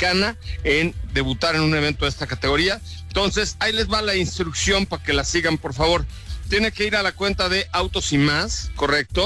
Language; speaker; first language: Spanish; native; Spanish